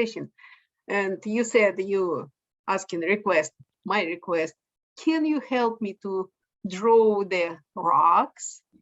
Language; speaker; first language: English; non-native, learner; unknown